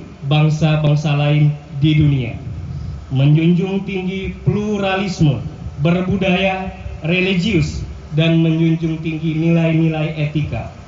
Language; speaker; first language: Indonesian; native; Indonesian